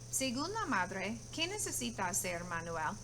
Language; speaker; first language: Spanish; non-native, fluent; English